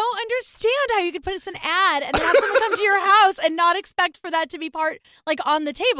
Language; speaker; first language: English; native; English